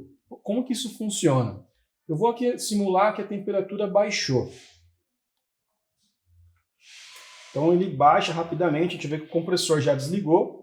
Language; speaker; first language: Portuguese; native; Portuguese